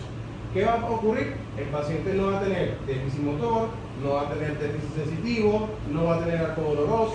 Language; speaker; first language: Spanish; native; Spanish